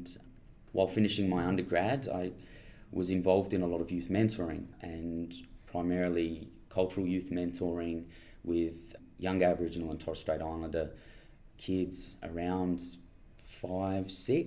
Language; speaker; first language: English; native; English